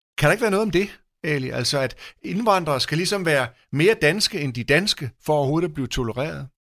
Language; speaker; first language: Danish; native; Danish